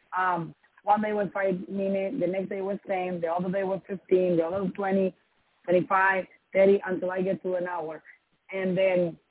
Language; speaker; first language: English; non-native, learner; Spanish